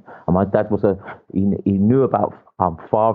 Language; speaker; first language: English; native; English